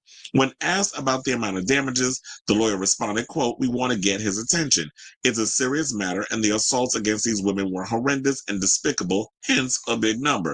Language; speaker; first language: English; native; English